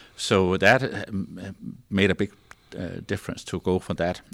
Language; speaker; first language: English; non-native, fluent; Danish